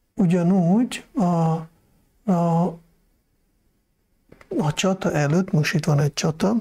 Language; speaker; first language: Hungarian; non-native, fluent; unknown